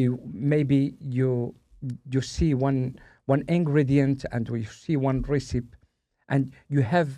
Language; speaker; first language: English; non-native, learner; Spanish